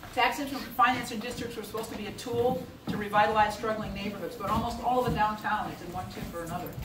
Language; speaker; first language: English; native; English